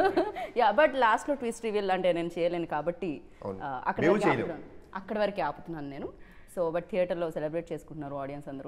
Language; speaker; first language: Telugu; native; Telugu